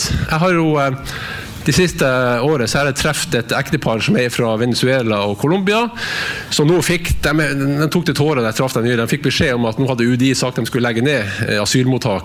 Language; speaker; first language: Norwegian; native; Norwegian